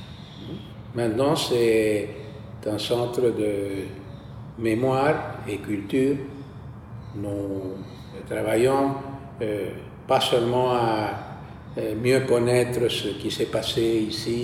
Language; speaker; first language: French; non-native, fluent; Spanish